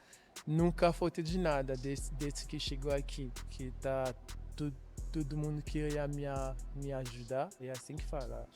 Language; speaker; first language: Portuguese; non-native, learner; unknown